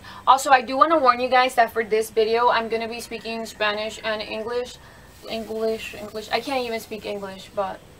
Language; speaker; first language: English; early bilingual, other home language; Spanish